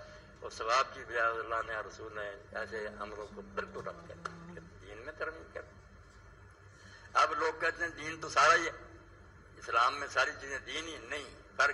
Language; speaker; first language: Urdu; non-native, local second language; Punjabi